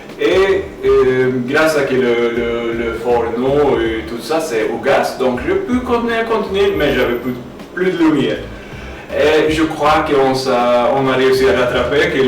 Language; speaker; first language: French; non-native, fluent; Swedish